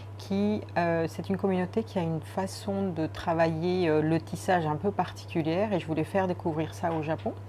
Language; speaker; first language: French; early bilingual, other home language; Spanish